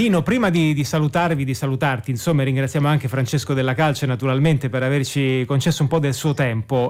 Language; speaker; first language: Italian; native; Italian